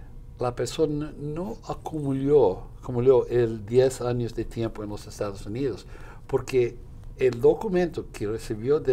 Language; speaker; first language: Spanish; non-native, fluent; Portuguese